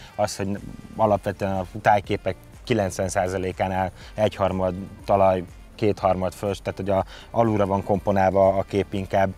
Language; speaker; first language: Hungarian; native; Hungarian